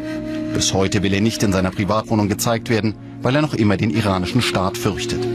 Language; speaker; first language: German; native; German